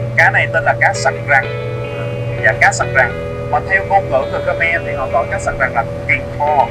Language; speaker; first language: Vietnamese; native; Vietnamese